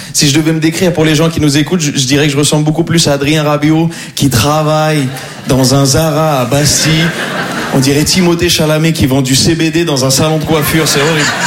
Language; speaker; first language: French; non-native, local second language; Arabic